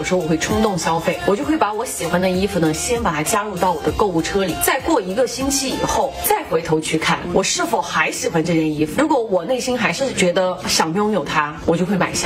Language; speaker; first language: Chinese; native; Chinese